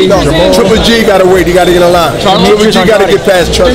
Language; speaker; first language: English; native; English